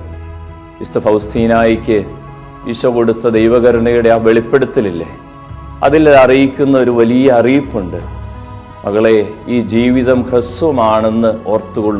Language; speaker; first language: Malayalam; native; Malayalam